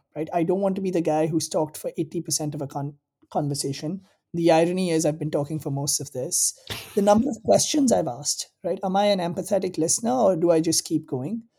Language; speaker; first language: English; non-native, local second language; Hindi